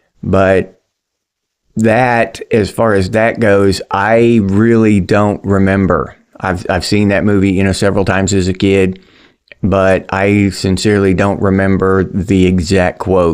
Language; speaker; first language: English; native; English